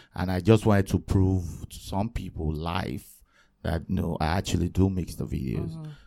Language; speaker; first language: English; non-native, local second language; Yoruba